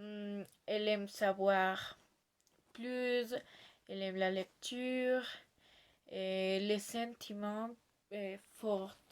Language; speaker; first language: French; non-native, learner; Spanish